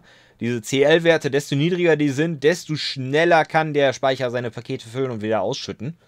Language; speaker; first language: German; native; German